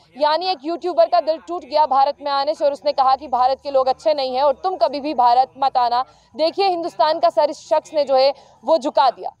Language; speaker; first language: Hindi; native; Hindi